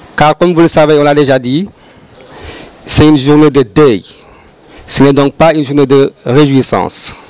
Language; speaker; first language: French; non-native, local second language; Wolof